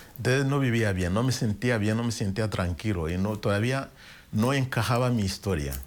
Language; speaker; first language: Spanish; non-native, fluent; Kinyarwanda